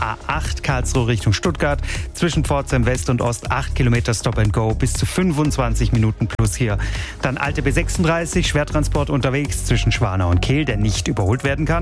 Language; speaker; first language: German; native; German